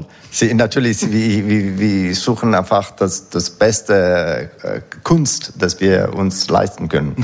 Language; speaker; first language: German; non-native, fluent; Italian